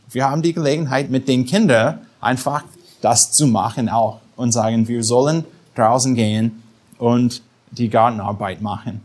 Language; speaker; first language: German; non-native, fluent; English